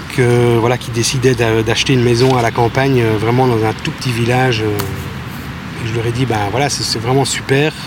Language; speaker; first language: French; native; French